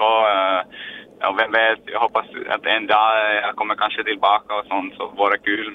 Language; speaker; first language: Swedish; non-native, learner; Finnish